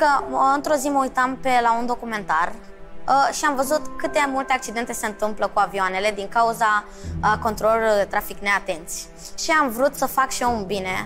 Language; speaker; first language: Romanian; early bilingual, heritage; Romanian